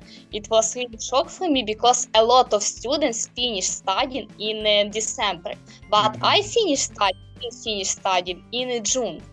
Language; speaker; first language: English; non-native, learner; Ukrainian